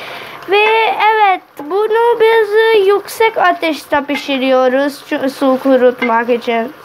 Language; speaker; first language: Turkish; non-native, learner; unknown